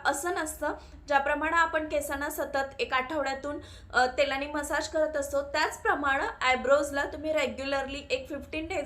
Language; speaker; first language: Marathi; native; Marathi